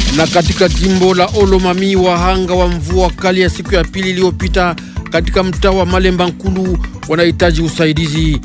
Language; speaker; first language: Swahili; native; Swahili